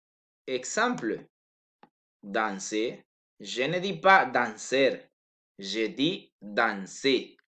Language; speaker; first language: French; non-native, learner; Spanish